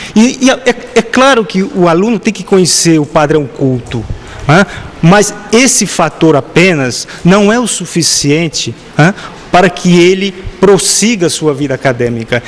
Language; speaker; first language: Portuguese; native; Portuguese